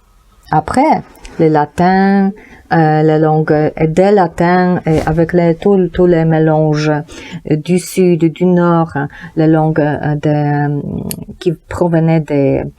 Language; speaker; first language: French; non-native, learner; Polish